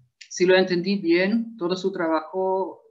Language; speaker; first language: Spanish; non-native, fluent; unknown